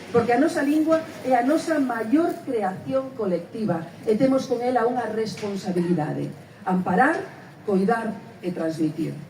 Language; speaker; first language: Galician; early bilingual, heritage; Spanish